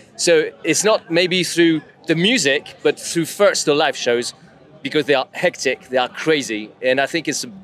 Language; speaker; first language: English; non-native, fluent; French